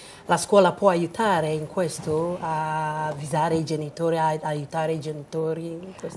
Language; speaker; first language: Italian; non-native, fluent; Akan